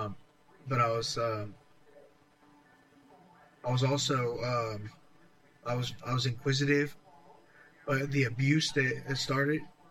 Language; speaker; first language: English; native; English